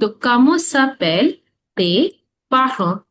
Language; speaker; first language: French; non-native, fluent; Hindi